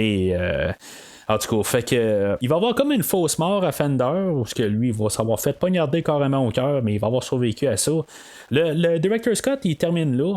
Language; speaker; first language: French; native; French